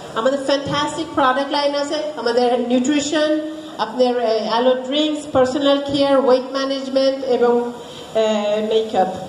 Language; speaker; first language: Bangla; early bilingual, heritage; Bangla